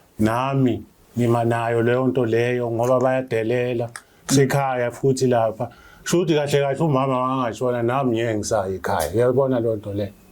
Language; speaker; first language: Zulu; native; Zulu